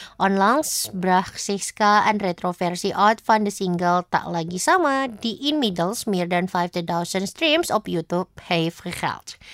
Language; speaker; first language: Dutch; non-native, fluent; Indonesian